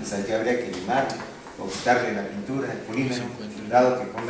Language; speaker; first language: Spanish; native; Spanish